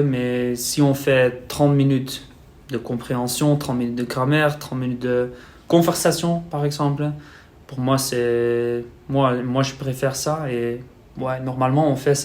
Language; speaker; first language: French; non-native, learner; Dutch